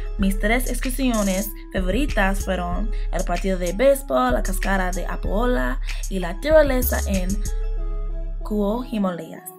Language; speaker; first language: Spanish; non-native, learner; English